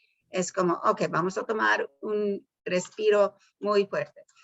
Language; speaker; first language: Spanish; early bilingual, heritage; Spanish